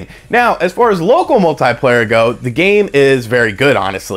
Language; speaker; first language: English; native; English